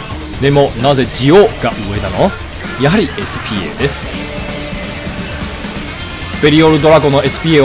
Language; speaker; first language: Japanese; non-native, fluent; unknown